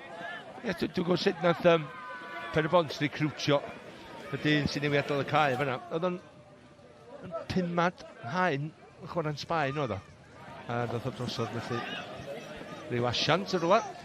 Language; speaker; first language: Welsh; native; Welsh